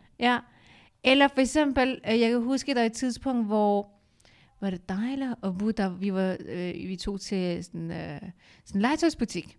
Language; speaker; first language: Danish; early bilingual, other home language; Urdu